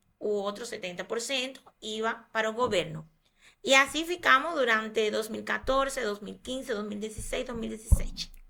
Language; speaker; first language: Portuguese; non-native, fluent; Spanish